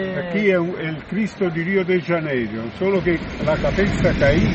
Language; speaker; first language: Spanish; non-native, learner; Italian